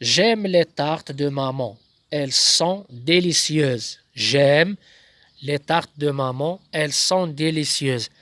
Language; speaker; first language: French; non-native, local second language; Arabic